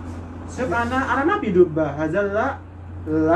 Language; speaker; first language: Arabic; non-native, learner; Indonesian